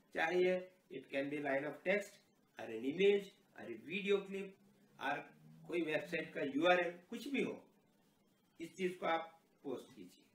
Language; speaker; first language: Hindi; non-native, local second language; Telugu